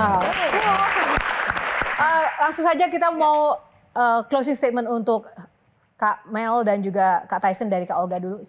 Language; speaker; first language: Indonesian; native; Indonesian